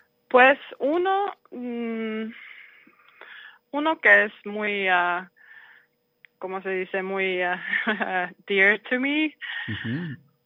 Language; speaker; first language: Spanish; non-native, learner; Finnish